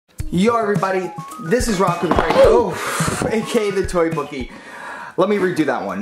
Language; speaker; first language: English; native; English